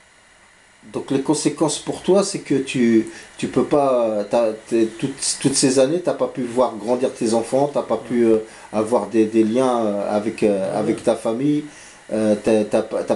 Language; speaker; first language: French; native; French